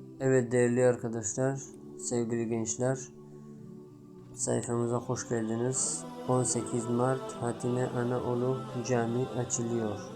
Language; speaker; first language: Turkish; non-native, fluent; Tajik